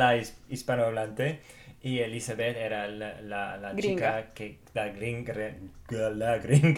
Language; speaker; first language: Spanish; non-native, fluent; English